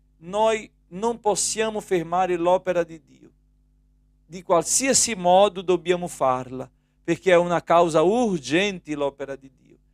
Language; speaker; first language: Italian; non-native, fluent; Portuguese